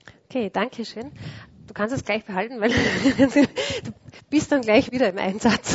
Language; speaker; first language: German; native; German